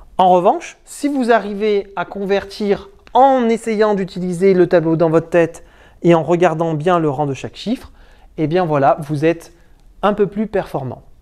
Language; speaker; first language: French; native; French